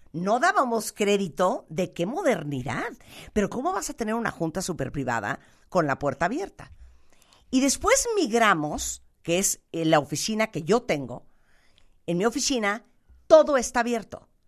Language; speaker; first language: Spanish; native; Spanish